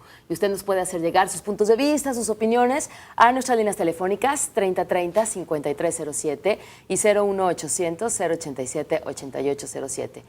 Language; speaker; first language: Spanish; native; Spanish